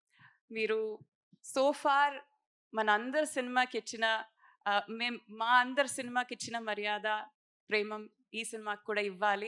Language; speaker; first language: Telugu; non-native, learner; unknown